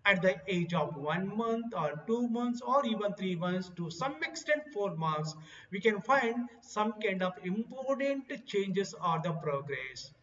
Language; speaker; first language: English; non-native, local second language; Kannada